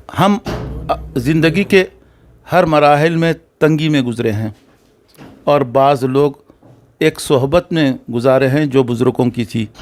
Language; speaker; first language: Urdu; native; Urdu